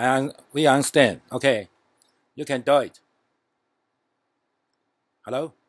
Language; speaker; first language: English; non-native, learner; Chinese